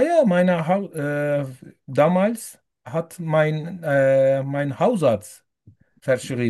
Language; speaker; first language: German; non-native, learner; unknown